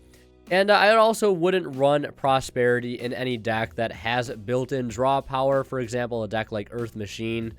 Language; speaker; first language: English; native; English